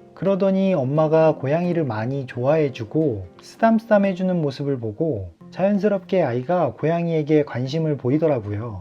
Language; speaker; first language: Korean; native; Korean